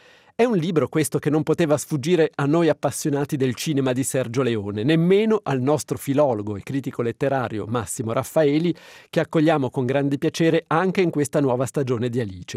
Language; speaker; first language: Italian; native; Italian